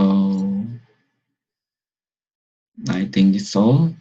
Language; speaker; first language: English; non-native, learner; Spanish